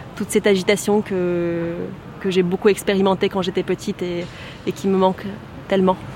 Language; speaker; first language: French; early bilingual, other home language; Romanian